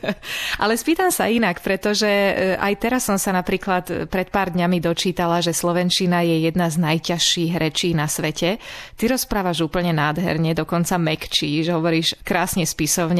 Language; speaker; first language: Slovak; native; Slovak